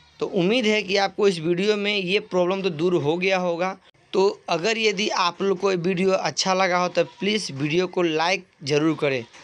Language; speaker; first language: Hindi; native; Hindi